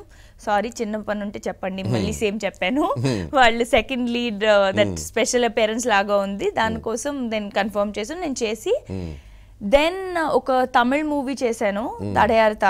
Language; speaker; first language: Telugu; non-native, local second language; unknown